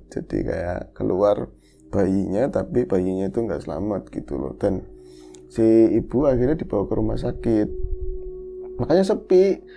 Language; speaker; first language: Indonesian; non-native, local second language; Javanese